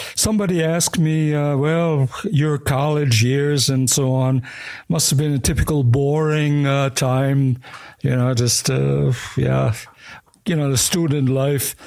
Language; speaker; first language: English; early bilingual, other home language; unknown